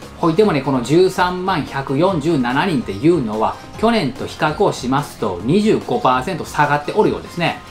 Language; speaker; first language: Japanese; native; Japanese